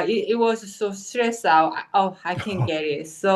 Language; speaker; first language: English; non-native, fluent; Korean